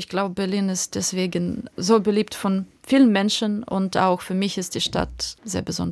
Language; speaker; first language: German; non-native, fluent; Russian